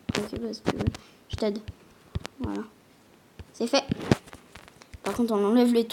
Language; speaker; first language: French; native; French